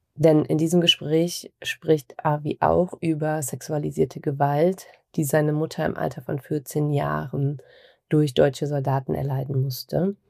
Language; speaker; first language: German; native; German